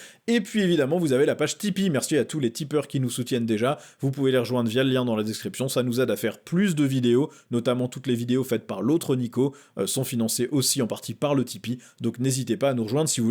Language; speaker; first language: French; native; French